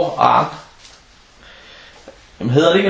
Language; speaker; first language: Danish; non-native, fluent; Arabic